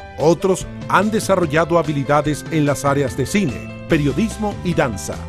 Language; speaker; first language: Spanish; native; Spanish